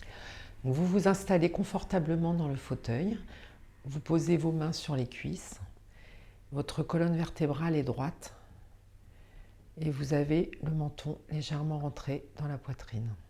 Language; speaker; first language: French; native; French